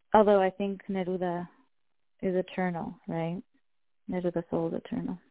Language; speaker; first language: English; early bilingual, other home language; Spanish